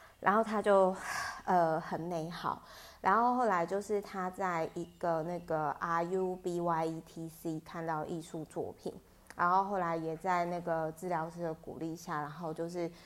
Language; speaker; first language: Chinese; native; Chinese